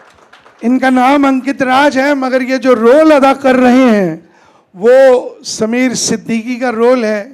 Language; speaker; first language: Hindi; native; Hindi